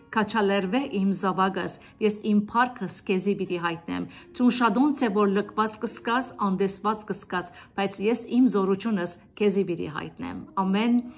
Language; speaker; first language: Armenian; native; Armenian